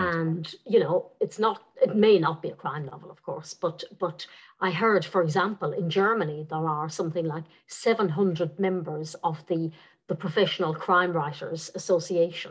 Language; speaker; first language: English; non-native, local second language; Irish